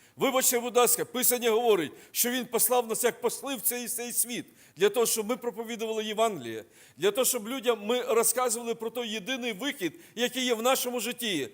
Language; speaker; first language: Ukrainian; non-native, local second language; Russian